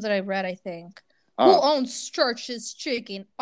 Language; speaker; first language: English; non-native, fluent; Spanish